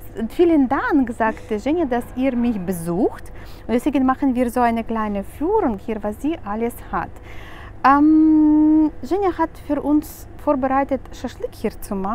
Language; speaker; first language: German; non-native, fluent; Russian